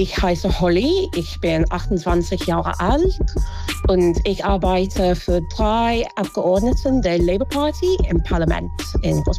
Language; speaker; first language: German; non-native, fluent; English